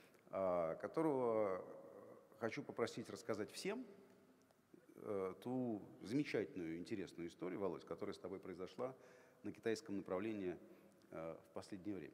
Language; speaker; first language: Russian; native; Russian